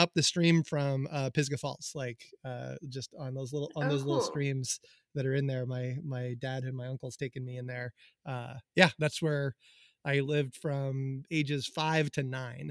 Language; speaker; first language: English; native; English